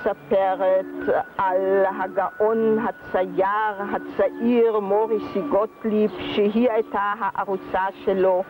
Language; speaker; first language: Hebrew; early bilingual, other home language; German